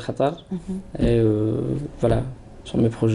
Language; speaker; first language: French; non-native, local second language; Arabic